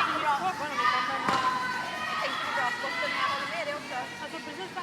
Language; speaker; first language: Swedish; native; Swedish